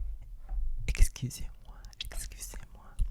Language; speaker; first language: French; non-native, fluent; English